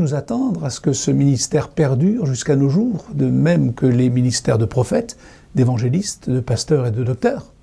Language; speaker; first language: French; native; French